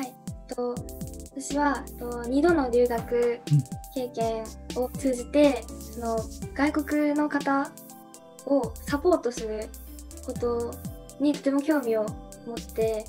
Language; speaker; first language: Japanese; native; Japanese